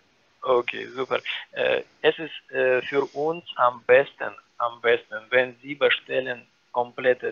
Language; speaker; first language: German; non-native, learner; Ukrainian